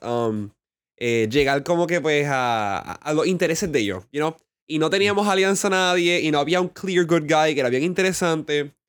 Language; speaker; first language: Spanish; early bilingual, heritage; Spanish